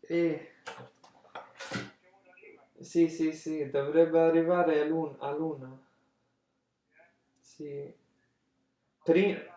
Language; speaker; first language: Italian; early bilingual, heritage; English